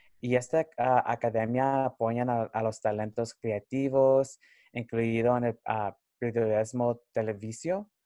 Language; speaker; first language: Spanish; early bilingual, heritage; Spanish